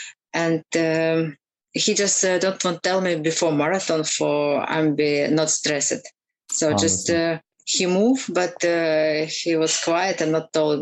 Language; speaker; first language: English; non-native, learner; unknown